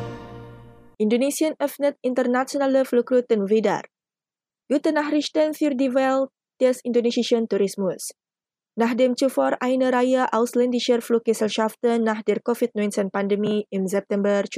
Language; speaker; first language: German; non-native, fluent; Indonesian